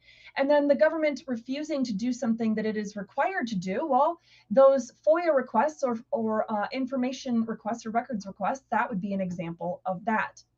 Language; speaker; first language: English; native; English